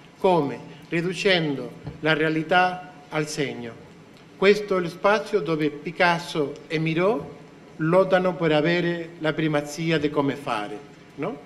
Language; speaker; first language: Italian; non-native, fluent; Spanish